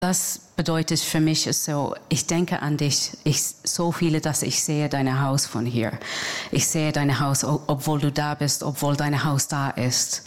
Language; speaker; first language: German; non-native, fluent; English